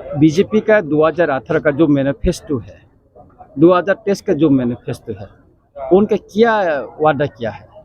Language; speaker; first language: Hindi; non-native, local second language; Kok Borok